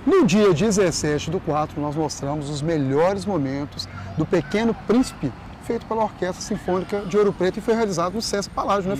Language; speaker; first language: Portuguese; native; Portuguese